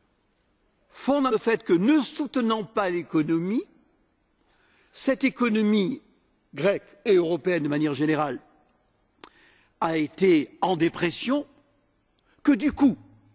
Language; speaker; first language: French; native; French